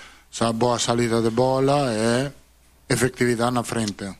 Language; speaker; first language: Portuguese; non-native, fluent; Italian